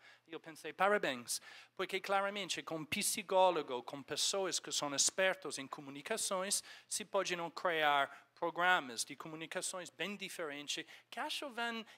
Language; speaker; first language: Portuguese; non-native, fluent; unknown